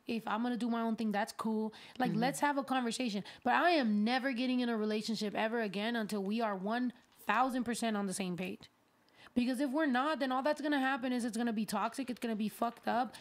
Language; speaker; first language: English; early bilingual, other home language; Spanish